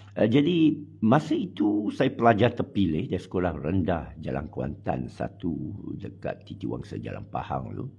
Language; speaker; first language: Malay; non-native, local second language; Chinese